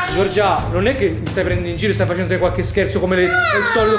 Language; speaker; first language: Italian; native; Italian